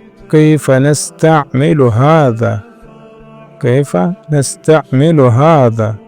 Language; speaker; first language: Arabic; non-native, fluent; Urdu